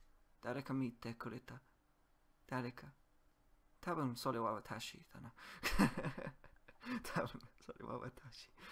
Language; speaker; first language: Japanese; non-native, learner; English